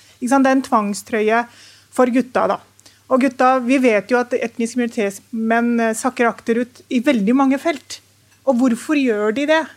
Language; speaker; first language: Norwegian; early bilingual, other home language; Urdu